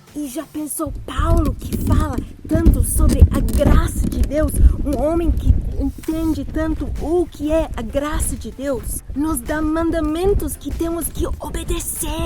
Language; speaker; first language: Portuguese; non-native, fluent; English